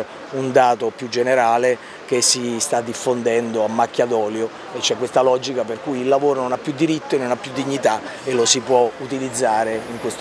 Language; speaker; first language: Italian; native; Italian